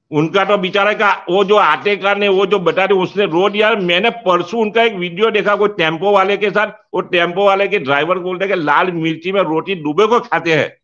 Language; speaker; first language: Hindi; non-native, local second language; Gujarati